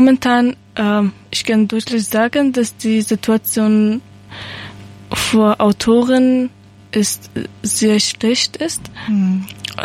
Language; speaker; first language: German; non-native, learner; Persian